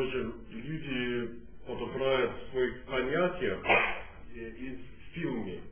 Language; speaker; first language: Russian; non-native, fluent; English